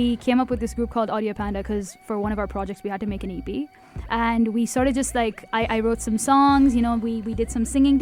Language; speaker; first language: English; non-native, local second language; Tamil